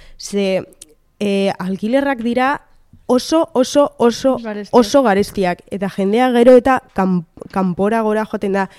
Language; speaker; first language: Basque; non-native, local second language; Spanish